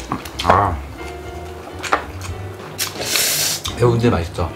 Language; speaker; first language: Korean; native; Korean